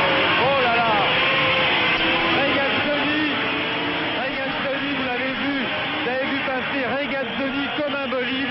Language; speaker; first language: French; native; French